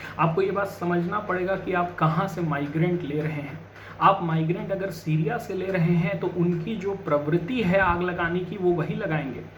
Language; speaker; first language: Hindi; native; Hindi